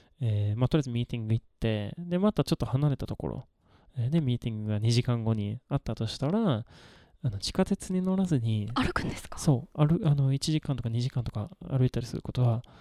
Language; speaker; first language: Japanese; non-native, fluent; Swedish